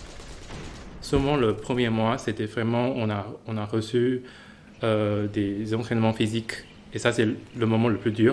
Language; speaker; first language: French; non-native, fluent; Chinese